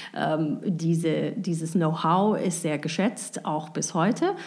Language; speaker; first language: German; non-native, fluent; English